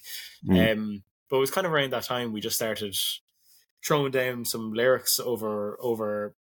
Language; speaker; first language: English; native; English